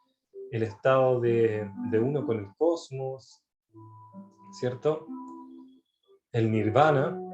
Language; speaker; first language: Spanish; native; Spanish